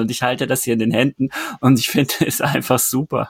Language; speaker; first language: German; native; German